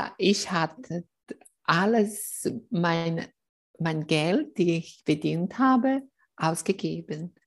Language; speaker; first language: German; non-native, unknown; Portuguese